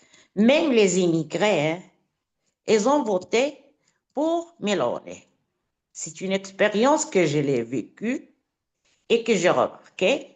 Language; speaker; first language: French; non-native, fluent; Italian